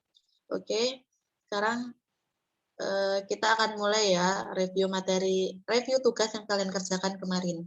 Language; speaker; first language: Indonesian; native; Indonesian